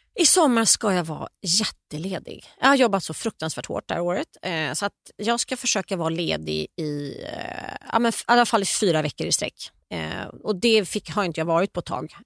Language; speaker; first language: Swedish; native; Swedish